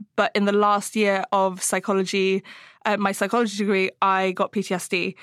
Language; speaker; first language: English; native; English